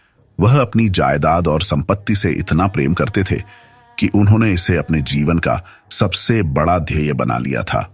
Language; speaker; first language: Hindi; native; Hindi